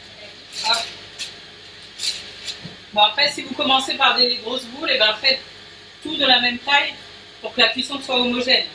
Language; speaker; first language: French; native; French